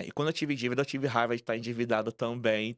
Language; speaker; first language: Portuguese; native; Portuguese